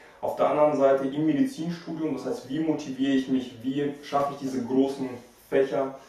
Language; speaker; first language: German; early bilingual, other home language; Russian